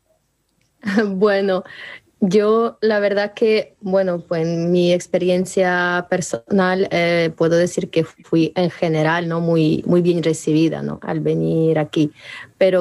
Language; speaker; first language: Spanish; early bilingual, other home language; Ukrainian